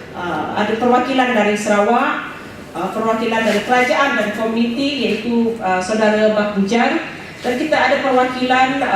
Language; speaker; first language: Malay; native; Malay